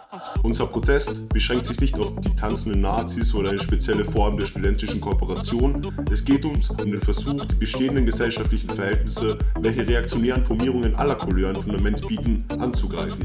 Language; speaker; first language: German; native; German